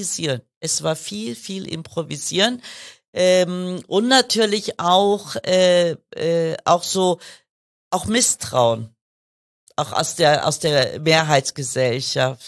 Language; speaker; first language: German; early bilingual, other home language; Kurdish